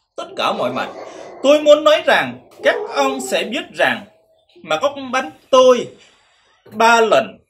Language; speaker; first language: Vietnamese; non-native, local second language; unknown